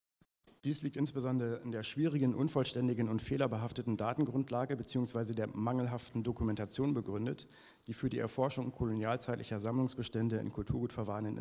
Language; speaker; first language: German; native; German